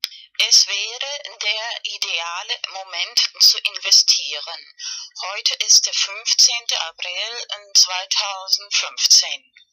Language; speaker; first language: German; non-native, learner; Spanish